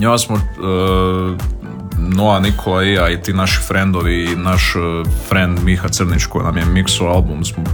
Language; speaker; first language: Serbian; native; Serbian